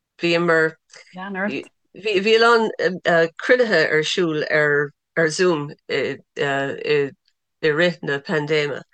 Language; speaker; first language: Irish; non-native, local second language; English